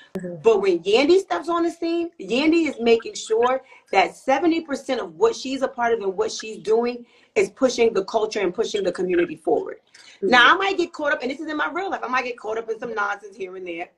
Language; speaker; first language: English; native; English